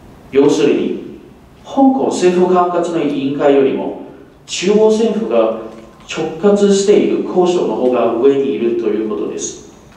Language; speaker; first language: Japanese; non-native, fluent; Cantonese